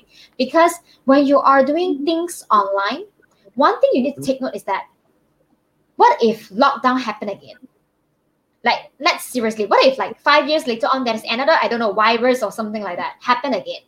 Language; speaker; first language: English; non-native, local second language; Chinese